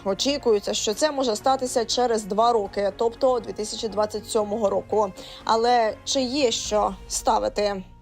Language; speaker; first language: Ukrainian; native; Ukrainian